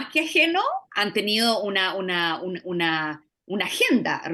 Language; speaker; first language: Spanish; native; Spanish